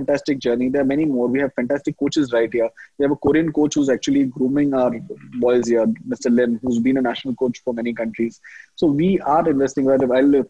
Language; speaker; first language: English; non-native, local second language; Hindi